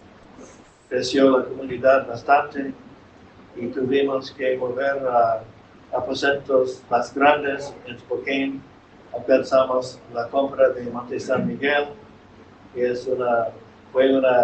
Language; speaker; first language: Spanish; non-native, fluent; English